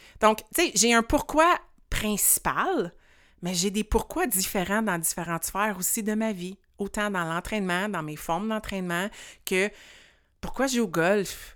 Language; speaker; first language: French; native; French